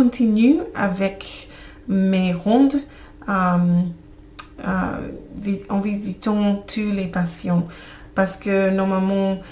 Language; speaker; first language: French; non-native, learner; English